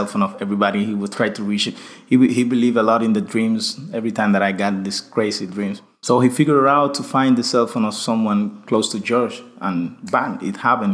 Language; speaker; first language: English; non-native, fluent; Spanish